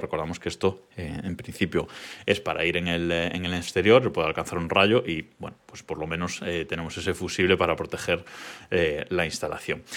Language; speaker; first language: Spanish; native; Spanish